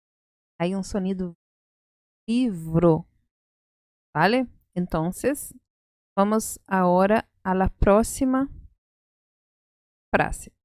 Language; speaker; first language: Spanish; non-native, fluent; Portuguese